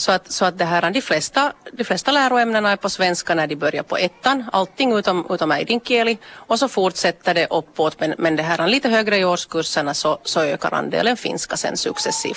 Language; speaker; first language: Swedish; native; Swedish